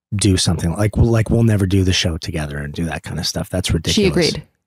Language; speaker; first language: English; native; English